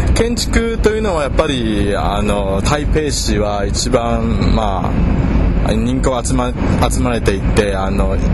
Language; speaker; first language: Japanese; non-native, fluent; Chinese